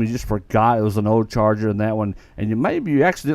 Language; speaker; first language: English; native; English